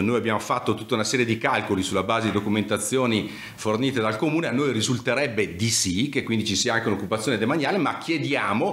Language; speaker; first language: Italian; native; Italian